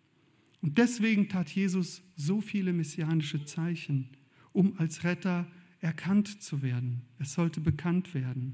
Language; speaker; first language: German; native; German